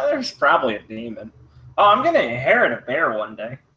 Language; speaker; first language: English; native; English